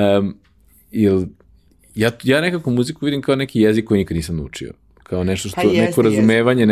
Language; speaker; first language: Serbian; native; Serbian